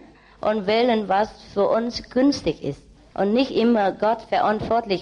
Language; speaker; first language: German; non-native, learner; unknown